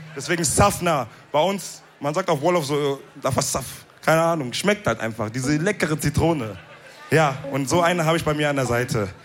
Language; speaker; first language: German; early bilingual, other home language; Wolof